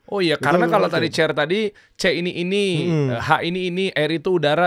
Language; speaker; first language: Indonesian; native; Indonesian